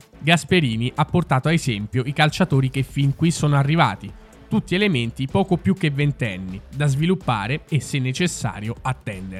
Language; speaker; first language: Italian; native; Italian